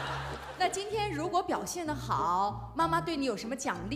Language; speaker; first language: Chinese; native; Chinese